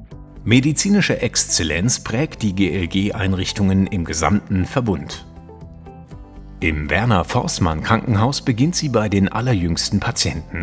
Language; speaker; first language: German; native; German